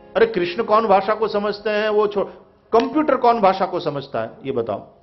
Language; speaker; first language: Hindi; non-native, local second language; Gujarati